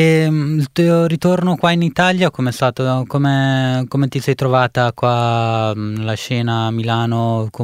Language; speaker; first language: Italian; early bilingual, other home language; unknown